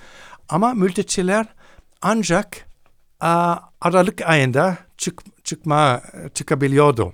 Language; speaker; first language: Turkish; non-native, fluent; German